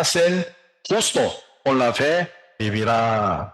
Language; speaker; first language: Spanish; non-native, learner; Korean